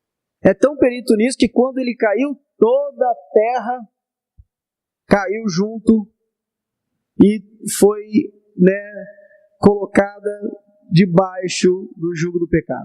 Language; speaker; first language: Portuguese; native; Portuguese